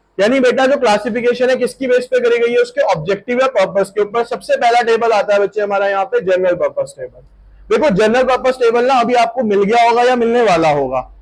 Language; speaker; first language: Hindi; native; Hindi